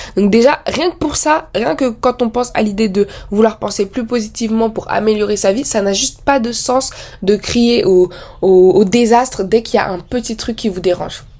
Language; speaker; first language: French; native; French